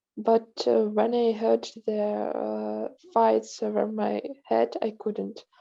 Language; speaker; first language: English; non-native, fluent; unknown